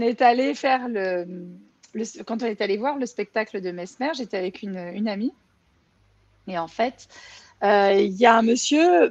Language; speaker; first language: French; native; French